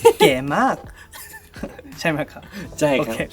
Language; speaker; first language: Thai; non-native, learner; Japanese